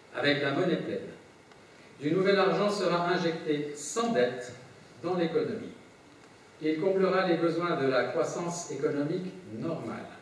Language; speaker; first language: French; native; French